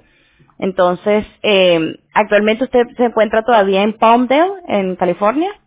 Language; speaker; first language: Spanish; non-native, fluent; English